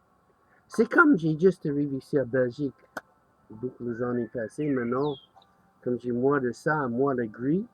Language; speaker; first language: French; non-native, learner; English